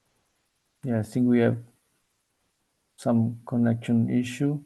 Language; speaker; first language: English; non-native, fluent; Italian